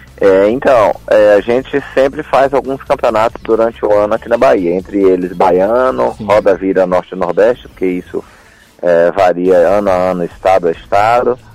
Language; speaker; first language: Portuguese; native; Portuguese